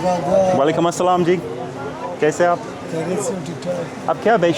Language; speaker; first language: Hindi; non-native, learner; English